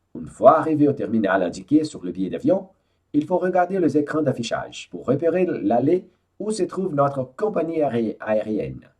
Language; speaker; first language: French; non-native, fluent; Portuguese